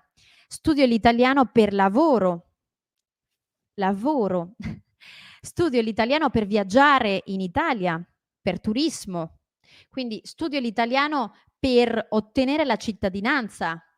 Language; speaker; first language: Italian; non-native, fluent; Spanish